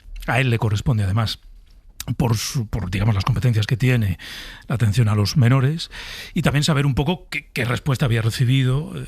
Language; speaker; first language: Spanish; native; Spanish